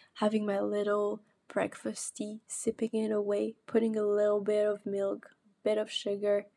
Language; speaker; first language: English; non-native, fluent; French